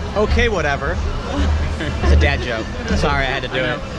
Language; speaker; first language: English; native; English